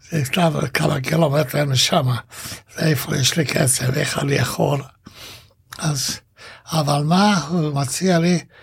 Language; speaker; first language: Hebrew; non-native, fluent; Hungarian